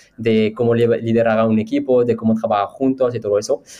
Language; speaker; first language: Spanish; non-native, fluent; French